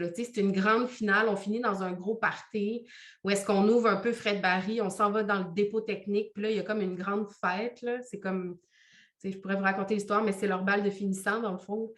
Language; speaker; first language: French; native; French